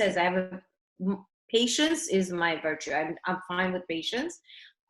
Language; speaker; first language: English; early bilingual, other home language; Russian